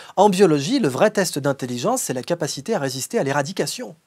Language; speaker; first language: French; native; French